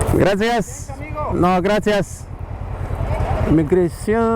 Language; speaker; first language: Spanish; non-native, learner; English